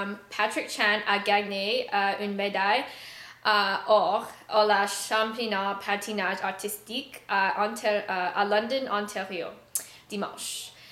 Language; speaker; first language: French; non-native, learner; English